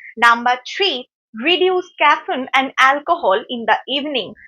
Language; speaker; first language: English; non-native, local second language; Bangla